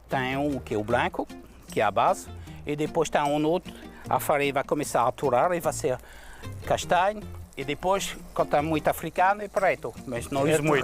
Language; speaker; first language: Portuguese; non-native, learner; French